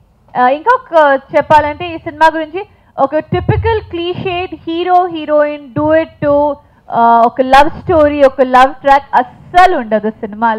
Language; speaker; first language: Telugu; non-native, fluent; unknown